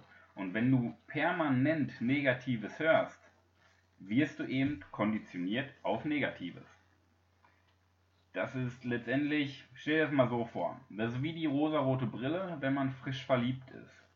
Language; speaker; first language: German; native; German